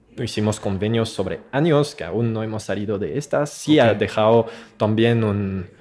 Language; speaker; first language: Spanish; non-native, fluent; French